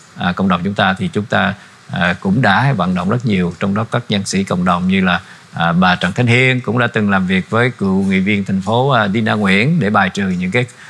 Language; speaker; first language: Vietnamese; native; Vietnamese